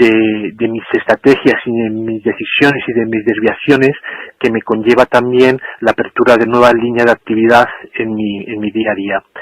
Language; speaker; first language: Spanish; native; Spanish